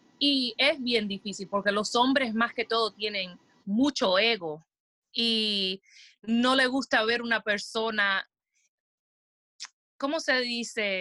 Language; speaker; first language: Spanish; early bilingual, heritage; Spanish